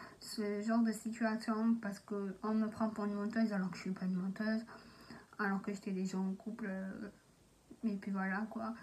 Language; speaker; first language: French; native; French